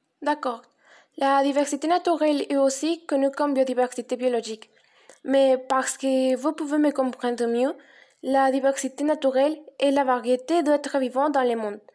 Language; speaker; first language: French; non-native, learner; Spanish